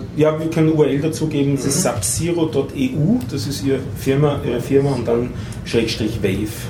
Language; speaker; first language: German; native; German